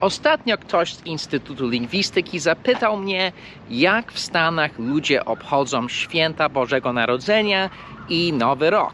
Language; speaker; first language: Polish; early bilingual, heritage; English